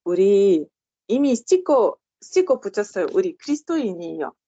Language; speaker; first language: Korean; non-native, learner; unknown